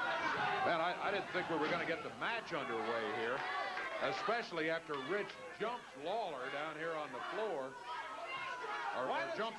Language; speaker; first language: English; native; English